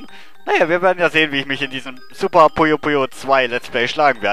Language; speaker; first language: German; native; German